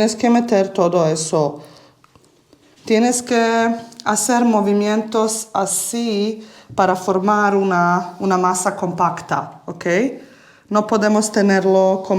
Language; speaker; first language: Spanish; early bilingual, heritage; Bosnian